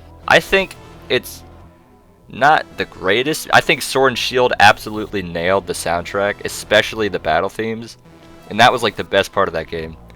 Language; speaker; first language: English; native; English